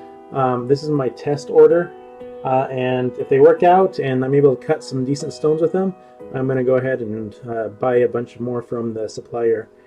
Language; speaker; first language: English; native; English